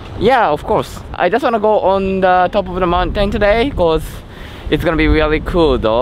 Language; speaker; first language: English; non-native, learner; Japanese